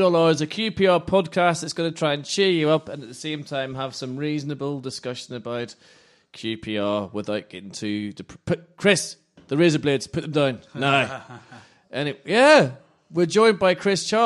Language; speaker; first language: English; native; English